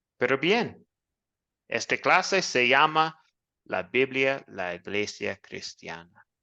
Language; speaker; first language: Spanish; non-native, learner; English